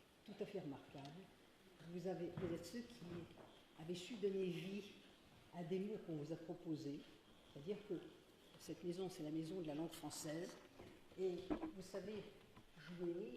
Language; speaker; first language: French; native; French